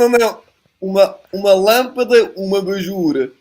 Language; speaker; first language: Portuguese; non-native, fluent; Italian